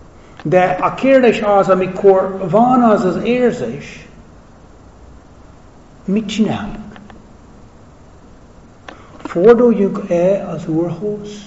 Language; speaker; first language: Hungarian; non-native, fluent; English